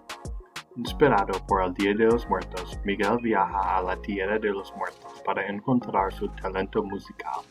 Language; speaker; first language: Spanish; non-native, learner; English